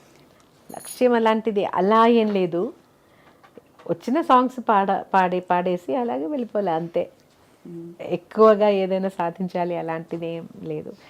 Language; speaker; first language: Telugu; non-native, local second language; Malayalam